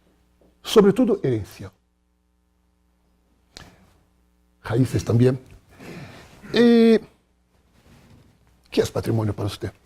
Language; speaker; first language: Spanish; non-native, fluent; Portuguese